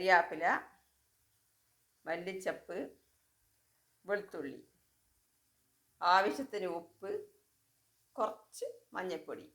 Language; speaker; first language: Malayalam; native; Malayalam